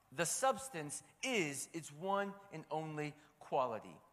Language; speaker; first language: English; native; English